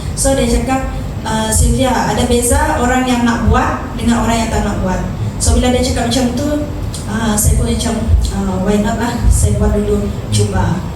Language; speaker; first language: Malay; non-native, local second language; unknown